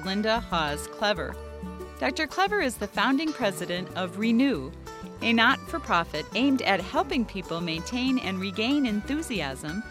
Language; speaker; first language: English; native; English